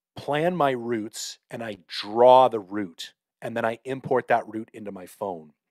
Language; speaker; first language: English; native; English